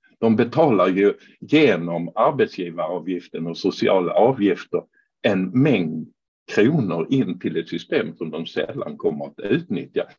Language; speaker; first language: Swedish; non-native, fluent; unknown